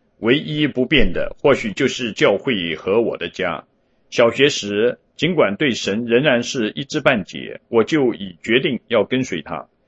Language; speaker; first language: Chinese; early bilingual, heritage; Chinese